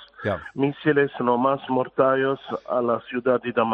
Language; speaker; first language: Spanish; non-native, fluent; Arabic